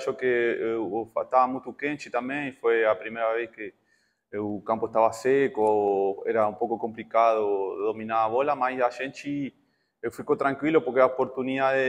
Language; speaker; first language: Portuguese; non-native, fluent; Spanish